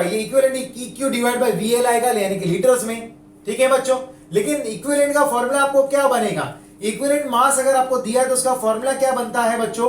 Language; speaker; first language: Hindi; non-native, local second language; Gujarati